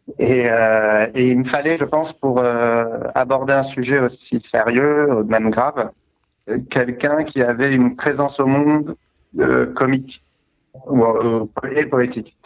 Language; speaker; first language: French; native; French